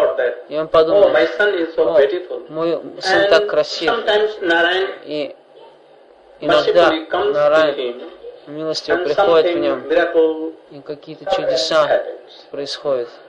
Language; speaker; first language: Russian; non-native, fluent; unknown